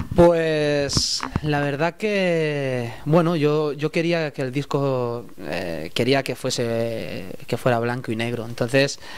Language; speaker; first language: Spanish; native; Spanish